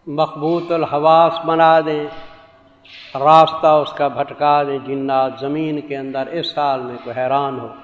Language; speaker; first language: Urdu; non-native, local second language; Saraiki